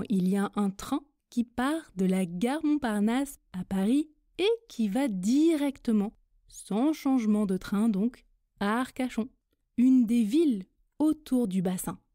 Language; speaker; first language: French; native; French